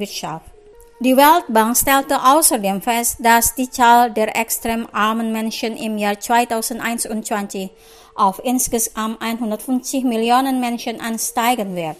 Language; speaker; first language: German; non-native, fluent; Indonesian